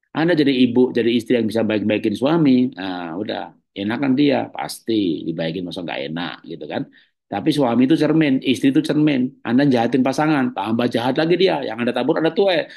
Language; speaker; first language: Indonesian; native; Indonesian